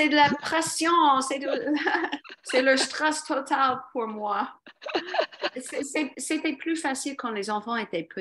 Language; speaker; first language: French; non-native, fluent; English